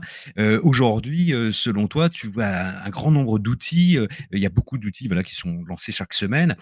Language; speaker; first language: French; native; French